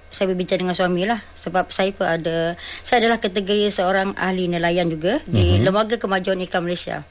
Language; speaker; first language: Malay; non-native, local second language; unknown